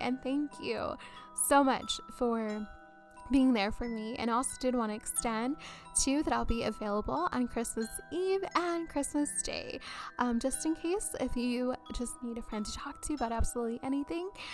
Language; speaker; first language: English; early bilingual, other home language; Spanish